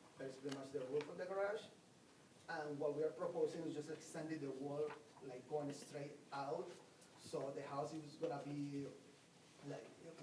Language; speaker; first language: English; non-native, fluent; Spanish